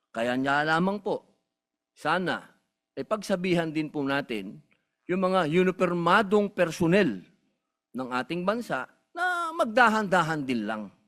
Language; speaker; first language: Filipino; native; Filipino